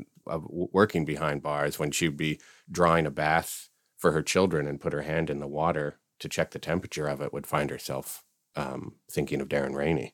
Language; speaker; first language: English; native; English